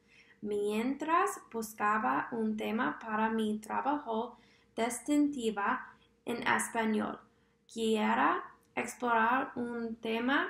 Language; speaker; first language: Spanish; non-native, fluent; English